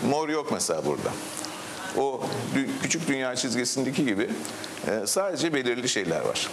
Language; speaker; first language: Turkish; native; Turkish